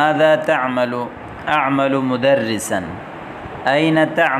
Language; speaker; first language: Arabic; non-native, fluent; Urdu